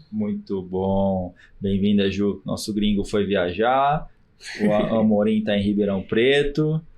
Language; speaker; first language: Portuguese; native; Portuguese